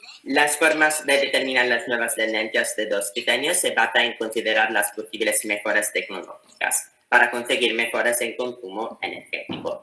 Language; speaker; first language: Spanish; non-native, fluent; Italian